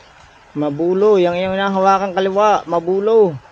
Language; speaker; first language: Filipino; native; Filipino